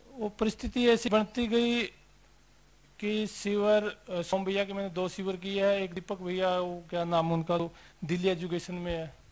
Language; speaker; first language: Hindi; native; Hindi